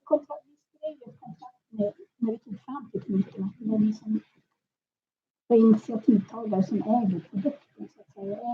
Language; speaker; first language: Swedish; native; Swedish